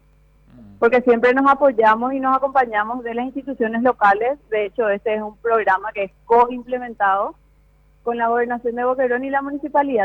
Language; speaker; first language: Spanish; native; Spanish